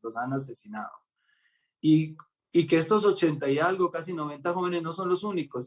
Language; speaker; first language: Spanish; native; Spanish